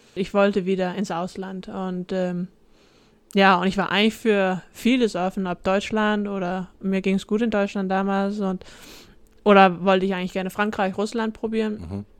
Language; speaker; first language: German; early bilingual, heritage; Danish